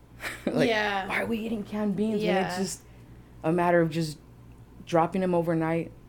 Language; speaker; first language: English; early bilingual, other home language; Spanish